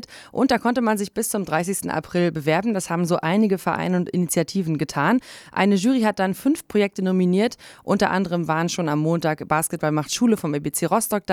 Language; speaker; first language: German; native; German